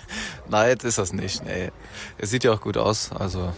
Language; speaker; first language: German; native; German